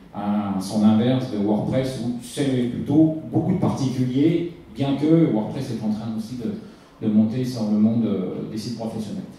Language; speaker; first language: French; native; French